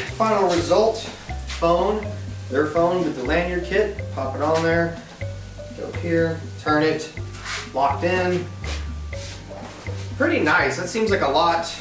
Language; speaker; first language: English; native; English